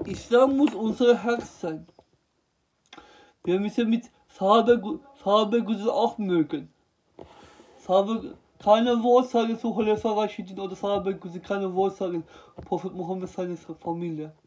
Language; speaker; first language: German; non-native, learner; Turkish